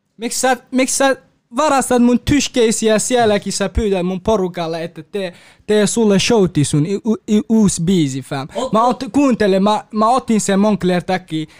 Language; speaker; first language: Finnish; non-native, learner; Kurdish